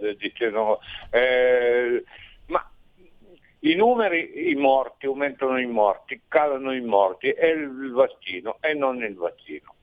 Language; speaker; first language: Italian; native; Italian